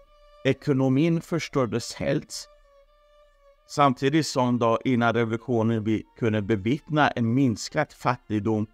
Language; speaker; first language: Swedish; non-native, fluent; Persian